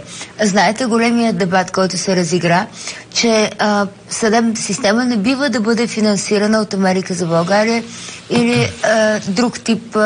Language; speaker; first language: Bulgarian; native; Bulgarian